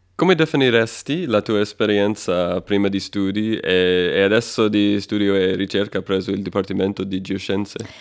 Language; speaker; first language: Italian; non-native, fluent; English